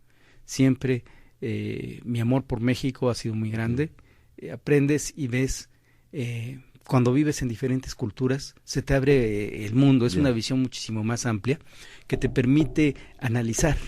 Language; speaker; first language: Spanish; native; Spanish